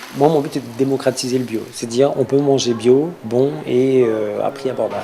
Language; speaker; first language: French; native; French